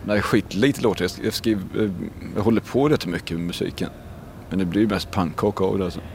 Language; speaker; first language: Swedish; native; Swedish